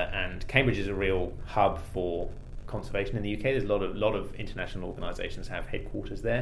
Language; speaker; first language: English; native; English